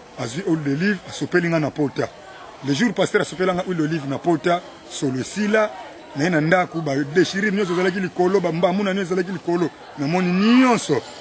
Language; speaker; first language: Lingala; non-native, local second language; Kongo